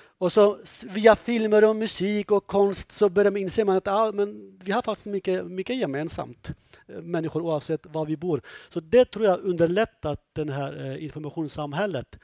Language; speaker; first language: Swedish; non-native, fluent; Kurdish